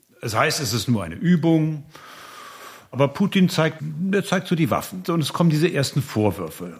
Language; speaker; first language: German; native; German